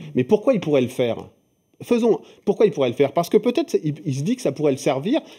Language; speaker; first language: French; native; French